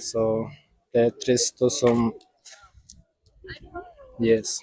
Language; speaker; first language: Norwegian; non-native, learner; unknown